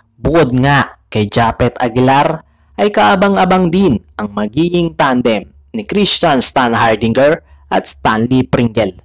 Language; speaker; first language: Filipino; native; Filipino